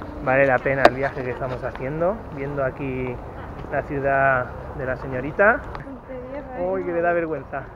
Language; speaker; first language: Spanish; native; Spanish